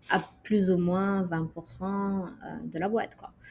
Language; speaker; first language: French; non-native, local second language; Arabic